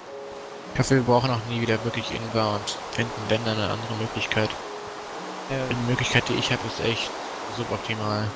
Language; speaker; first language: German; native; German